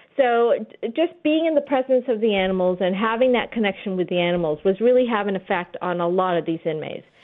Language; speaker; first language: English; early bilingual, other home language; Urdu